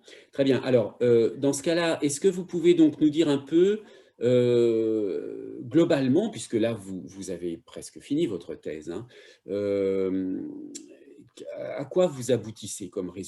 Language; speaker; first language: French; native; French